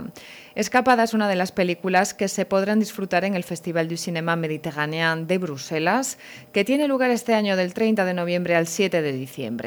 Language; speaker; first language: Spanish; native; Spanish